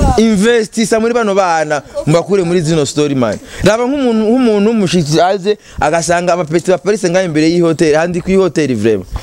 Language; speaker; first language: Rundi; native; Rundi